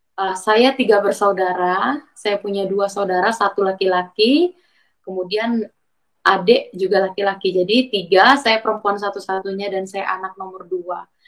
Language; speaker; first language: Indonesian; native; Indonesian